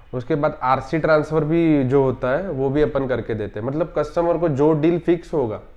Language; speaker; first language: Hindi; non-native, local second language; Marathi